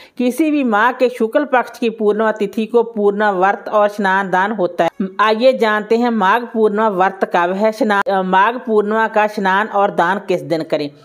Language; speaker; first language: Hindi; native; Hindi